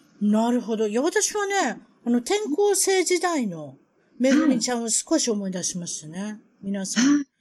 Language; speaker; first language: Japanese; native; Japanese